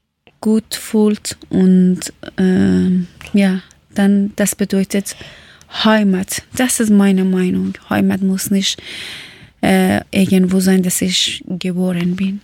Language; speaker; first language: German; non-native, learner; Persian